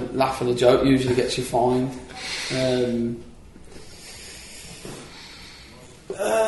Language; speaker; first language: English; native; English